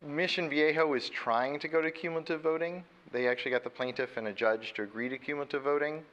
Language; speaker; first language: English; native; English